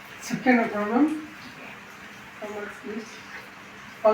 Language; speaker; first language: English; non-native, learner; Indonesian